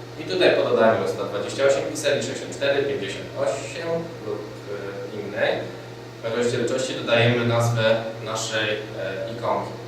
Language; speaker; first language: Polish; native; Polish